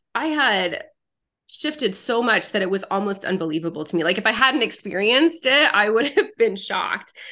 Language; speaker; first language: English; early bilingual, other home language; French